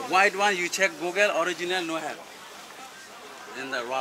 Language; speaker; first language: English; non-native, learner; Thai